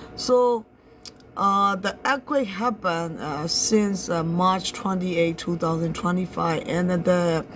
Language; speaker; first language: English; non-native, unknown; Burmese